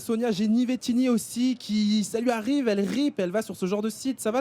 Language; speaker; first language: French; native; French